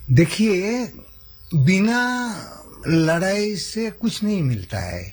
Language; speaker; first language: Hindi; non-native, local second language; Santali